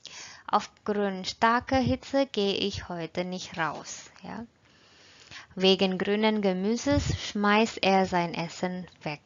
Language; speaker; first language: German; non-native, fluent; Indonesian